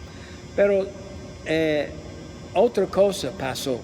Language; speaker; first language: Spanish; non-native, learner; English